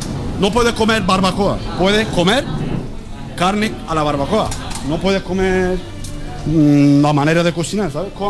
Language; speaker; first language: Spanish; non-native, learner; Turkish